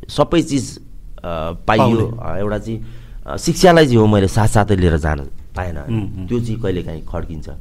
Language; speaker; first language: Nepali; native; Nepali